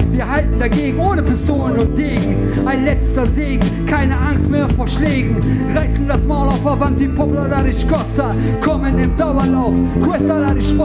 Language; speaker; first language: German; early bilingual, other home language; Turkish